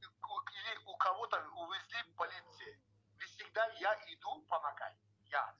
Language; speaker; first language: Russian; non-native, learner; Turkish